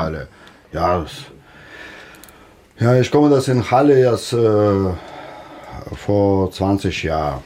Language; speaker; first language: German; non-native, learner; Russian